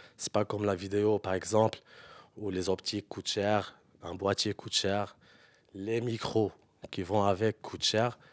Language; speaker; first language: French; non-native, local second language; Arabic